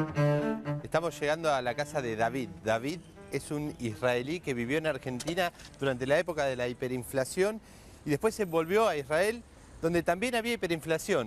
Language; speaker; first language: Spanish; native; Spanish